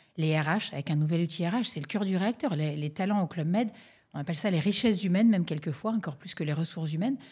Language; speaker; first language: French; native; French